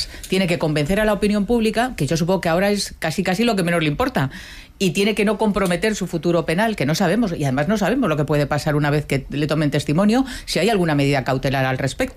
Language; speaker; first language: Spanish; native; Spanish